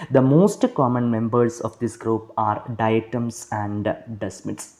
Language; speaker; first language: English; non-native, local second language; Malayalam